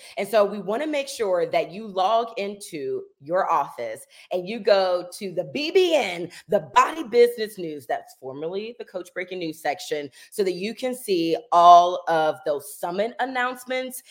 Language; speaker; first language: English; native; English